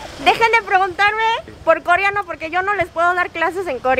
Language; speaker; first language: Spanish; early bilingual, other home language; Korean